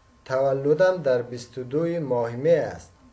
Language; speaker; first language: Persian; native; Persian